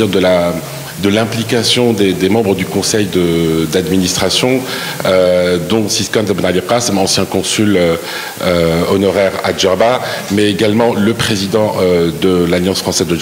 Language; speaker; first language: French; non-native, local second language; Arabic